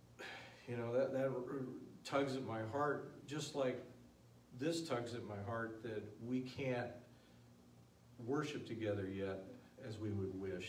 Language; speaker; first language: English; native; English